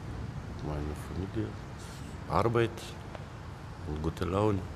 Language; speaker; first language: German; non-native, learner; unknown